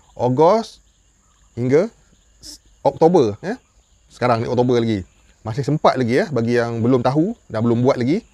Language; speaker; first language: Malay; native; Malay